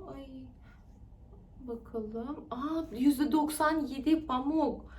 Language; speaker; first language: Turkish; non-native, fluent; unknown